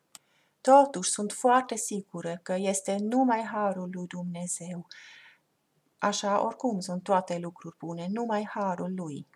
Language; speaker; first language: Romanian; non-native, fluent; German